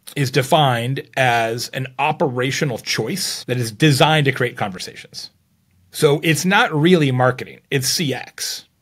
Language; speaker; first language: English; native; English